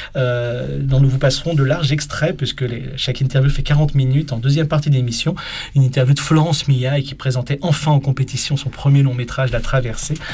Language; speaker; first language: French; native; French